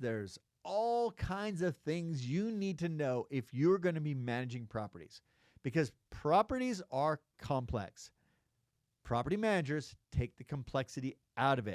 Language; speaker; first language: English; native; English